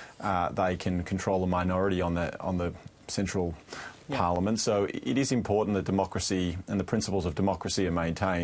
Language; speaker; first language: English; native; English